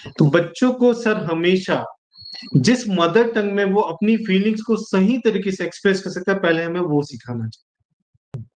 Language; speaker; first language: Hindi; native; Hindi